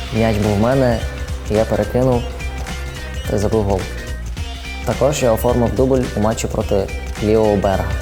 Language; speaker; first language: Ukrainian; early bilingual, other home language; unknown